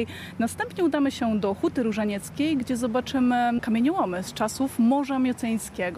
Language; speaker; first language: Polish; native; Polish